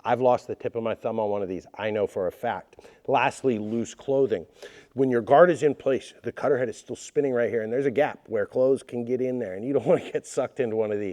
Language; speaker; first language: English; native; English